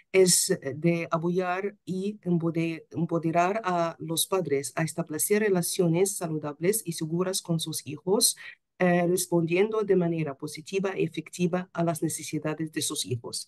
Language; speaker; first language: Spanish; non-native, fluent; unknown